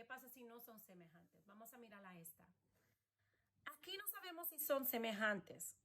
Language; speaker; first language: Spanish; early bilingual, heritage; Spanish